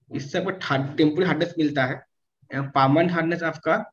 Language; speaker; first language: Hindi; non-native, local second language; Bangla